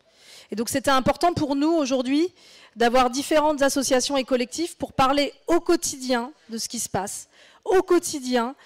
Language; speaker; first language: French; native; French